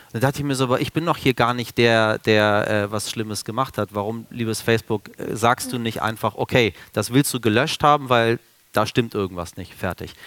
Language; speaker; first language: German; early bilingual, other home language; Persian